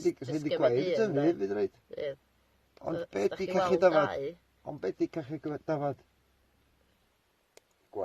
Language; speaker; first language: Welsh; native; Welsh